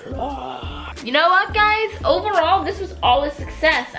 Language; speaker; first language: English; native; English